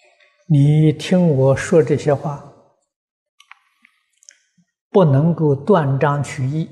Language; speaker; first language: Chinese; native; Chinese